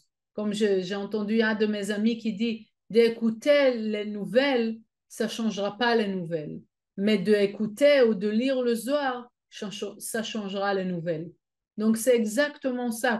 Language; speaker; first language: French; non-native, fluent; Hebrew